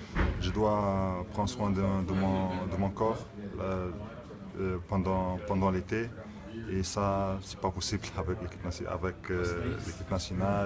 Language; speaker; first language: French; non-native, local second language; Arabic